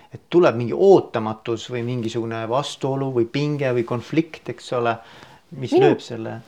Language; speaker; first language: Estonian; native; Estonian